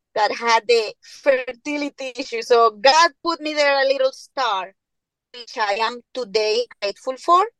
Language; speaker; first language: English; non-native, fluent; Spanish